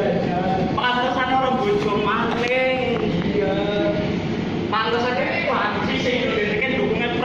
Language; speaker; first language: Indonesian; non-native, local second language; Javanese